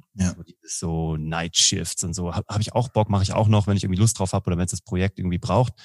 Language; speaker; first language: German; native; German